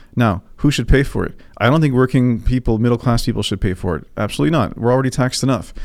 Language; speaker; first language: English; native; English